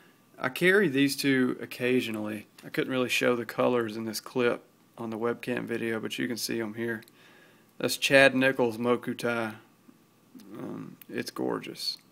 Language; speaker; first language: English; native; English